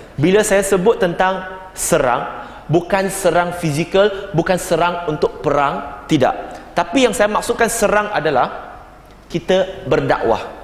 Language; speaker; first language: Malay; non-native, local second language; Chinese